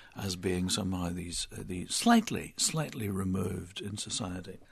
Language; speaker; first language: English; native; English